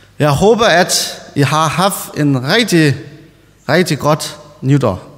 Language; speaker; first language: Danish; non-native, learner; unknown